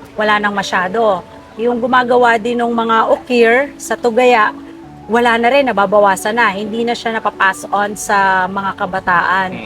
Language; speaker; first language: Filipino; non-native, local second language; Maranao